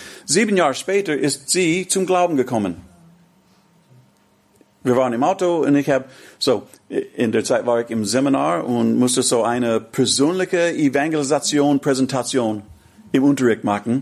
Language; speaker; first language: German; non-native, fluent; English